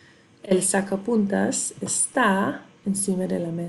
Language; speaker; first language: Spanish; non-native, fluent; English